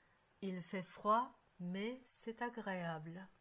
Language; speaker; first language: French; non-native, fluent; Japanese